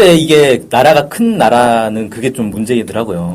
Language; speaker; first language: Korean; native; Korean